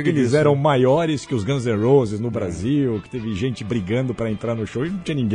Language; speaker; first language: Portuguese; native; Portuguese